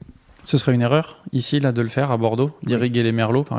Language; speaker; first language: French; native; French